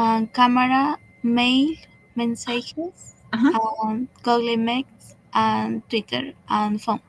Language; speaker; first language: English; non-native, learner; Spanish